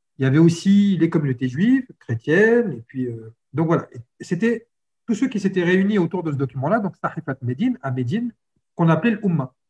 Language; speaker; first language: French; early bilingual, other home language; Arabic